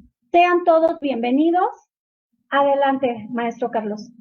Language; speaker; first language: Spanish; native; Spanish